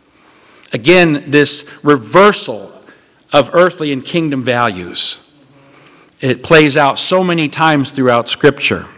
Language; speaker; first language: English; native; English